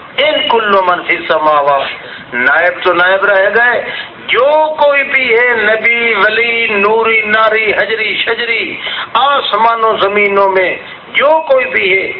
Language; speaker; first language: Urdu; non-native, local second language; Saraiki